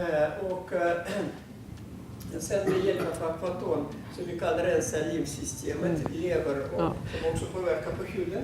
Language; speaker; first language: Swedish; non-native, fluent; Russian